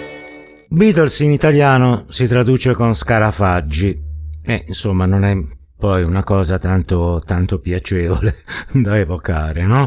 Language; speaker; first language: Italian; native; Italian